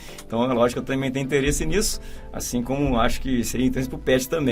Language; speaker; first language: Portuguese; native; Portuguese